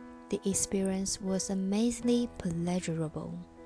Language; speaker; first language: English; non-native, fluent; Chinese